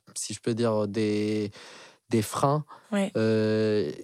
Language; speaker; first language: French; non-native, local second language; Arabic